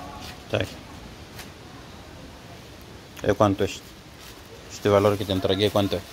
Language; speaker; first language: Spanish; non-native, learner; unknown